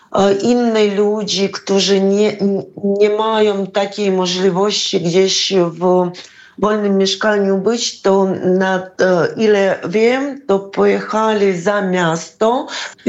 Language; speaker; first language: Polish; non-native, fluent; Ukrainian